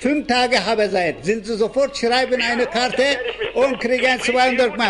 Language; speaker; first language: German; non-native, learner; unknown